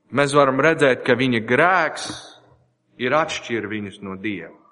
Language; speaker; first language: Latvian; non-native, learner; English